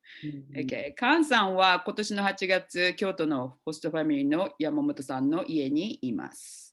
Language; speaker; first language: Japanese; non-native, fluent; English